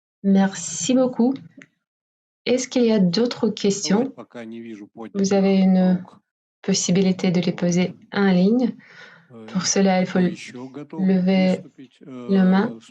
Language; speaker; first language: French; non-native, fluent; Russian